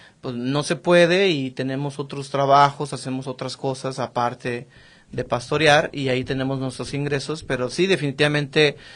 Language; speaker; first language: Spanish; native; Spanish